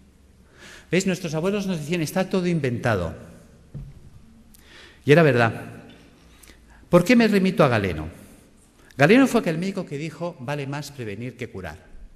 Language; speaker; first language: Spanish; native; Spanish